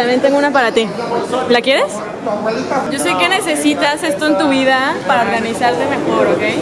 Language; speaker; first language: Spanish; native; Spanish